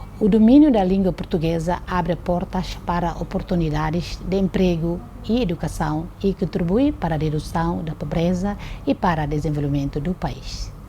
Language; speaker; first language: Portuguese; non-native, local second language; Tetum